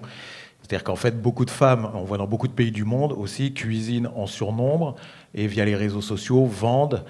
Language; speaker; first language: French; native; French